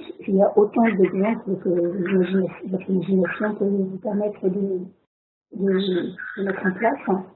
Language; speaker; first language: French; native; French